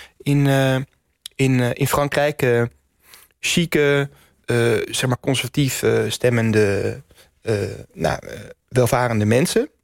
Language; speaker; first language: Dutch; native; Dutch